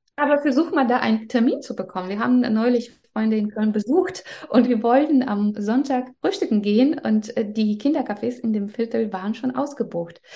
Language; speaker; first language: German; non-native, fluent; Russian